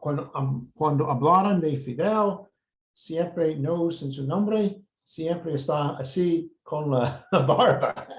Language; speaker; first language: Spanish; non-native, fluent; English